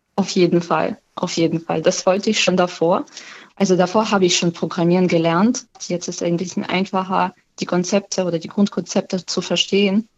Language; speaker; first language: German; non-native, fluent; Ukrainian